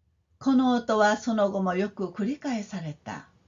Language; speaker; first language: Japanese; non-native, fluent; Korean